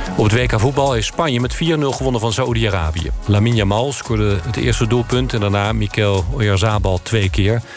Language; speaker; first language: Dutch; native; Dutch